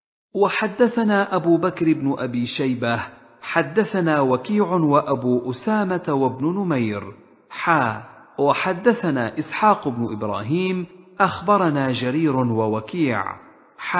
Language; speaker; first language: Arabic; native; Arabic